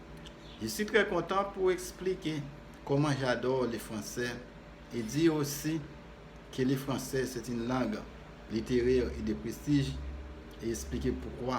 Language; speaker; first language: French; non-native, fluent; Spanish